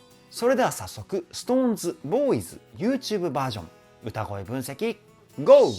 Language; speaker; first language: Japanese; native; Japanese